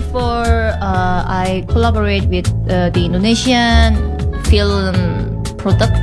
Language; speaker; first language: English; non-native, learner; Korean